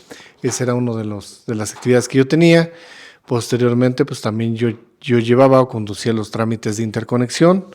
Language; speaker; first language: Spanish; native; Spanish